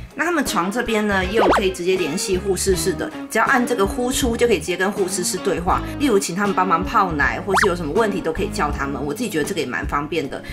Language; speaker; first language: Chinese; native; Chinese